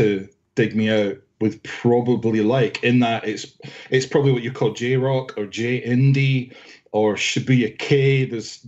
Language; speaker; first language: English; native; English